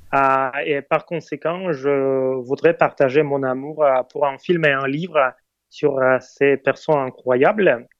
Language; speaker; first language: French; non-native, fluent; Russian